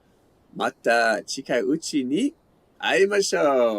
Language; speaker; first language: Japanese; non-native, learner; English